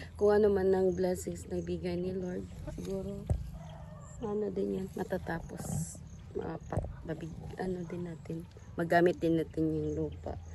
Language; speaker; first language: Filipino; native; Filipino